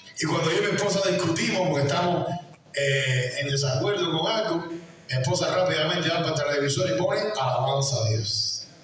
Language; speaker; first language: Spanish; native; Spanish